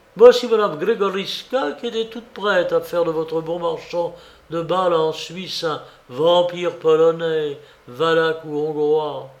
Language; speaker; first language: French; native; French